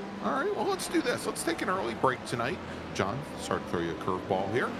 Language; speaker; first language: English; native; English